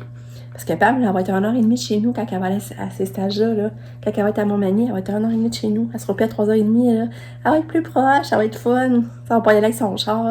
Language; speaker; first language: French; native; French